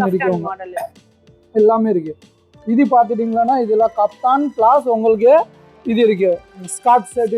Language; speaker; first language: Tamil; non-native, fluent; Hindi